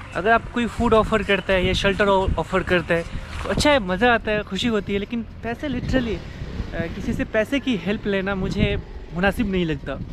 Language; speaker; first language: Hindi; native; Hindi